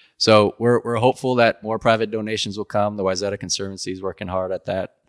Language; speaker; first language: English; native; English